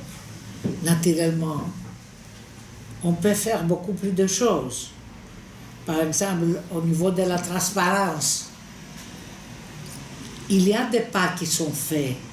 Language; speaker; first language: French; non-native, fluent; Greek